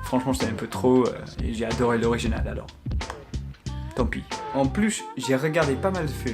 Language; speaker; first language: French; non-native, fluent; English